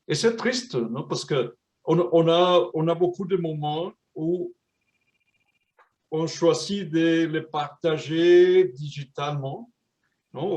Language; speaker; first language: French; non-native, fluent; Spanish